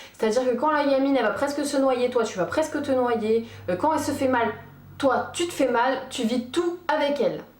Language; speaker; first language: French; early bilingual, other home language; Portuguese